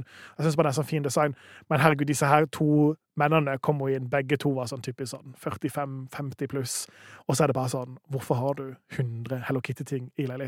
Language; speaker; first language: Norwegian; native; Norwegian